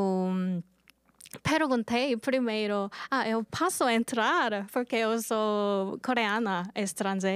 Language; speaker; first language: Portuguese; non-native, learner; Korean